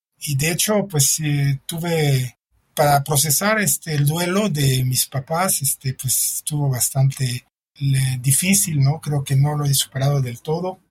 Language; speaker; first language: Spanish; non-native, fluent; French